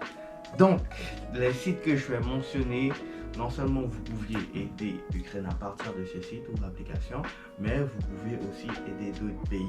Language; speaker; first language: French; non-native, fluent; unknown